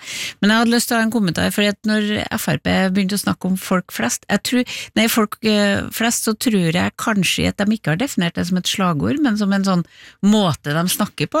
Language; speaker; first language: Norwegian; native; Norwegian